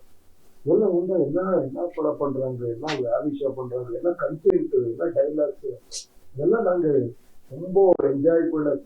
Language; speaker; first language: Tamil; non-native, learner; Kannada